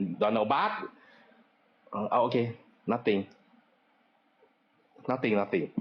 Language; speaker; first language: English; non-native, learner; Thai